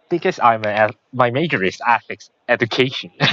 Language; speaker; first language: English; non-native, learner; Korean